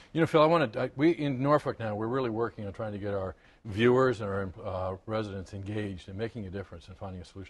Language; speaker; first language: English; native; English